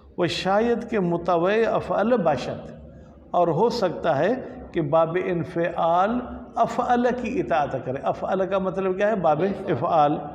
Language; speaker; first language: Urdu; non-native, local second language; Sindhi